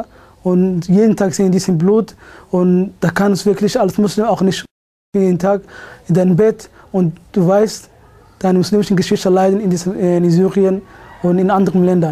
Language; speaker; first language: German; early bilingual, other home language; Somali